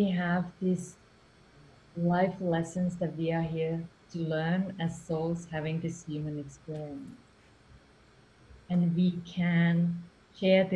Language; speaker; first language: English; non-native, fluent; Finnish